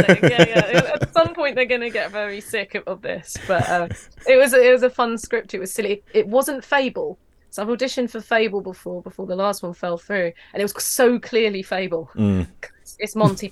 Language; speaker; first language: English; native; English